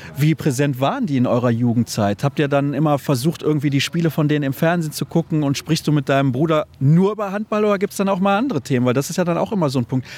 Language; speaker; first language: German; native; German